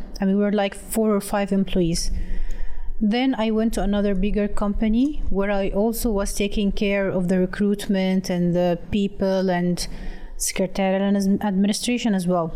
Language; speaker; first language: English; non-native, fluent; Arabic